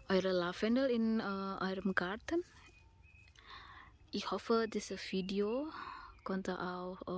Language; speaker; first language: German; non-native, learner; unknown